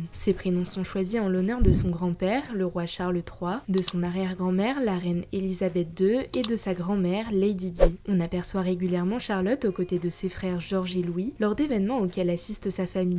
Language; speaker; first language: French; native; French